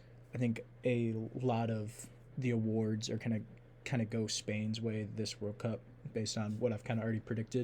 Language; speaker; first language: English; native; English